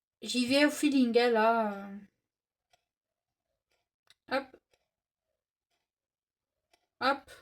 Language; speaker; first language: French; native; French